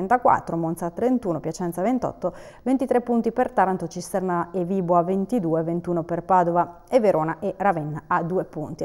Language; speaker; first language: Italian; native; Italian